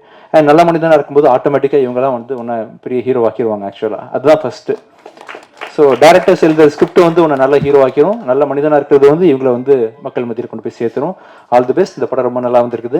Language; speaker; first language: Tamil; native; Tamil